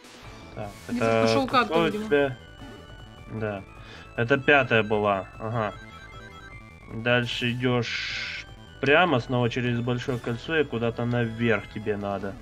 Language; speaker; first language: Russian; native; Russian